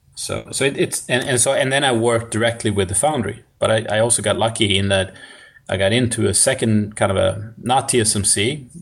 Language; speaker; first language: English; non-native, fluent; Swedish